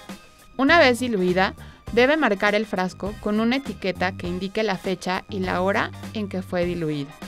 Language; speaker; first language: Spanish; native; Spanish